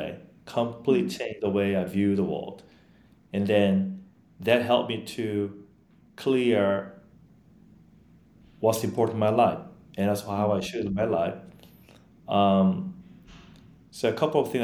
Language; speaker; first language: English; non-native, fluent; Korean